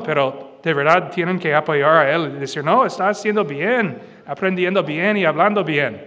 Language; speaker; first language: Spanish; non-native, fluent; English